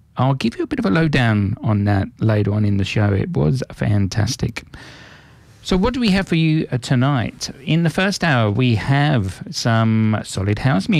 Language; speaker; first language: English; native; English